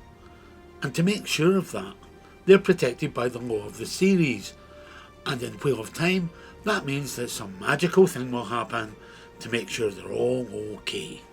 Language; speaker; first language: English; native; English